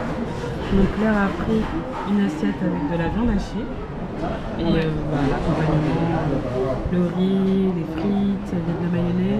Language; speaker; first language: French; native; French